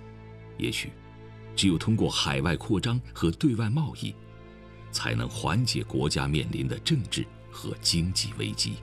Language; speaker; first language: Chinese; native; Chinese